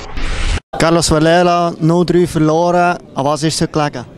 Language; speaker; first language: German; native; German